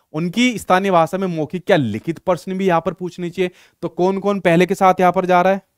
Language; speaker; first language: Hindi; native; Hindi